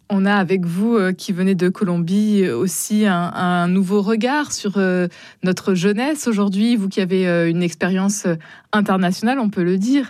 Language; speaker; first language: French; native; French